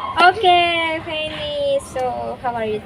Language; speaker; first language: English; non-native, learner; Indonesian